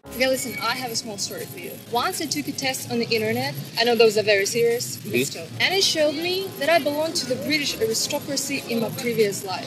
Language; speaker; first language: English; non-native, fluent; Russian